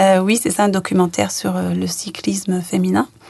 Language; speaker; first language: French; native; French